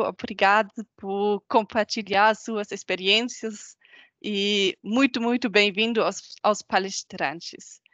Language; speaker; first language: Portuguese; non-native, fluent; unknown